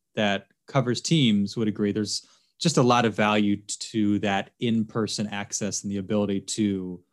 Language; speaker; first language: English; native; English